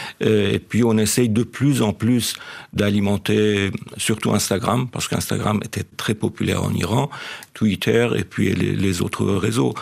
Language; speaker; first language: French; non-native, fluent; Persian